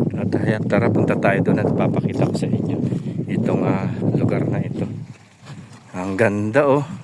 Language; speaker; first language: Filipino; non-native, local second language; Pampanga